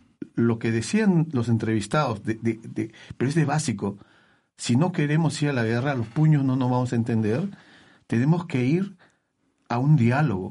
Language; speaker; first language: Spanish; native; Spanish